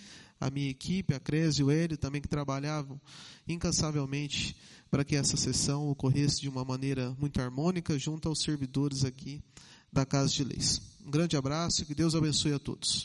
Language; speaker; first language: Portuguese; native; Portuguese